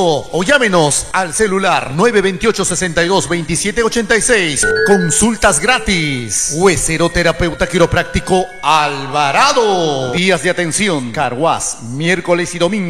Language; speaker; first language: Spanish; native; Spanish